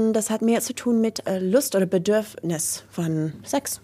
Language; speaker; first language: German; non-native, learner; English